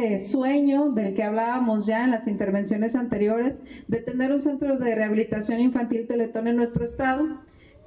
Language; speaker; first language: Spanish; native; Spanish